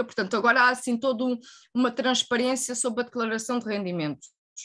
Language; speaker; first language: Portuguese; native; Portuguese